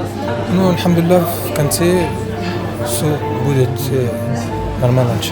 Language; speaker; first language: Russian; non-native, fluent; Arabic